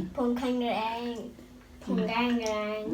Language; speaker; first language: Thai; early bilingual, heritage; Swedish